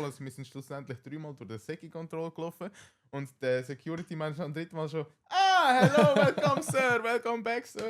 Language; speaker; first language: German; native; German